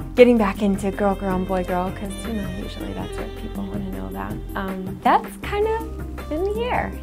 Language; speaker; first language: English; native; English